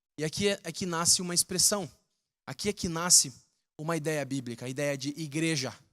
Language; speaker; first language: Portuguese; native; Portuguese